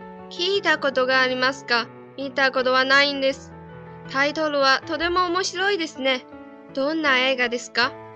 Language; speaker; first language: Japanese; non-native, learner; Chinese